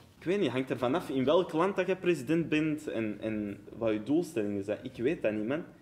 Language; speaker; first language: Dutch; early bilingual, other home language; Arabic